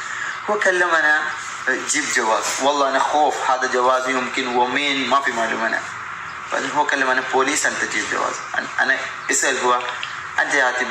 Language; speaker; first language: Arabic; non-native, learner; Malayalam